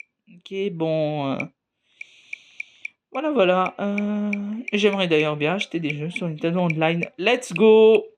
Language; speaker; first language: French; native; French